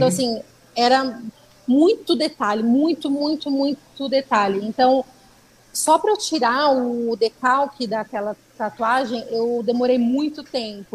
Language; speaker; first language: Portuguese; native; Portuguese